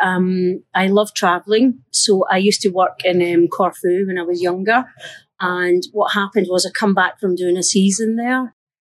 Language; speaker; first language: English; native; English